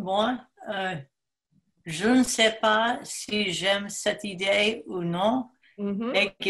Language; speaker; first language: French; non-native, learner; English